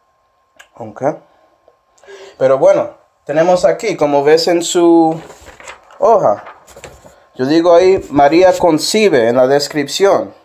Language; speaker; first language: Spanish; non-native, fluent; English